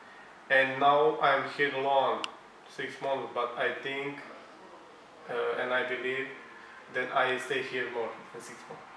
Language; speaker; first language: English; non-native, learner; Croatian